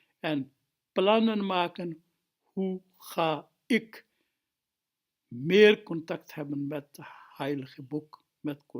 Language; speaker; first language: Dutch; non-native, fluent; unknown